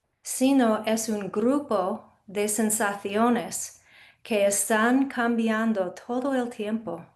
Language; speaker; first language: Spanish; non-native, fluent; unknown